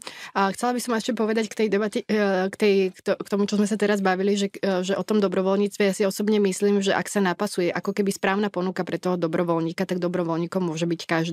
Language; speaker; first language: Slovak; native; Slovak